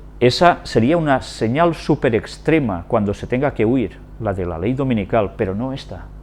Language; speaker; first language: Spanish; non-native, local second language; Catalan